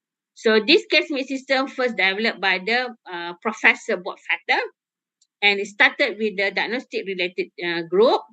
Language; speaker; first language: English; non-native, local second language; Malay